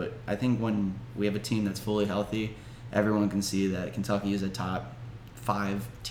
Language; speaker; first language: English; native; English